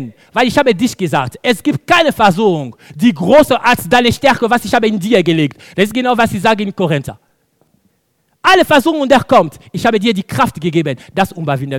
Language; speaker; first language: German; non-native, fluent; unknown